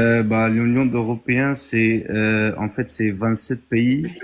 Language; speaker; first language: French; non-native, fluent; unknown